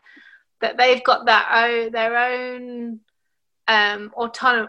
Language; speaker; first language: English; native; English